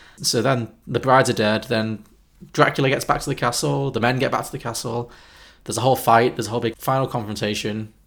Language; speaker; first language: English; native; English